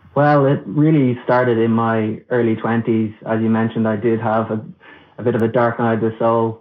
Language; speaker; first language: English; non-native, local second language; Irish